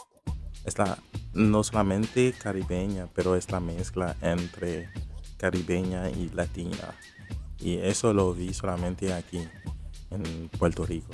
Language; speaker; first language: Spanish; non-native, fluent; Haitian Creole